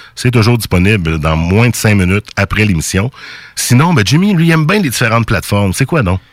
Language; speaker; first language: French; native; French